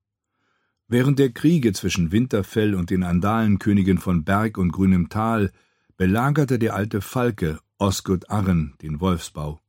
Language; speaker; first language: German; native; German